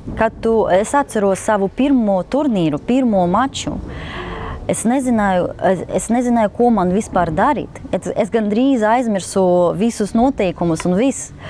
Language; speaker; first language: Latvian; non-native, local second language; Russian